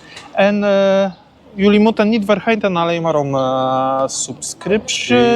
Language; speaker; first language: Dutch; non-native, learner; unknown